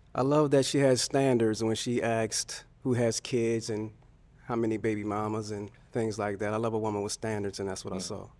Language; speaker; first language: English; native; English